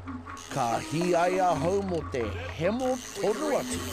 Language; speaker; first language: Māori; non-native, local second language; English